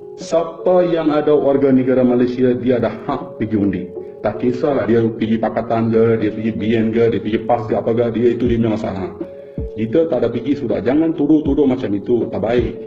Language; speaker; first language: Malay; non-native, fluent; Bangla